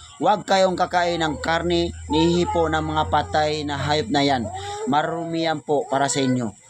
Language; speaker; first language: Filipino; non-native, local second language; Maranao